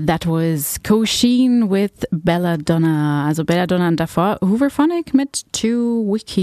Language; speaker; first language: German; non-native, fluent; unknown